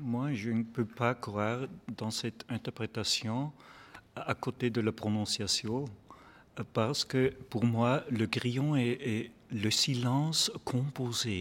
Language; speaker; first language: French; non-native, fluent; German